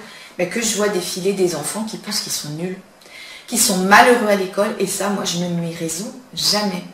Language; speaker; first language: French; native; French